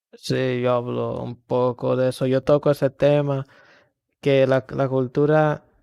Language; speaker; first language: Spanish; early bilingual, other home language; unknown